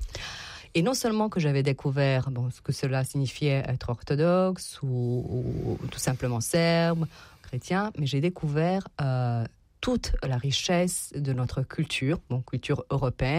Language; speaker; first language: French; non-native, fluent; Serbian